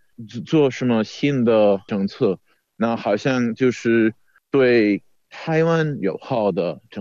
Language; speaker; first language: Chinese; non-native, fluent; Czech